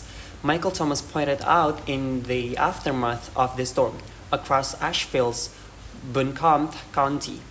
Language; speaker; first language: English; non-native, learner; Indonesian